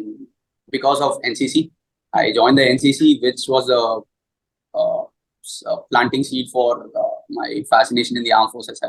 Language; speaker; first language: English; non-native, local second language; Hindi